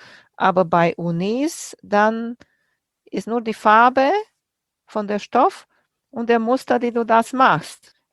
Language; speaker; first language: German; non-native, fluent; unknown